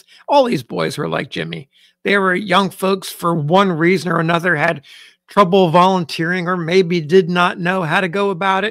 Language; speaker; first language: English; native; English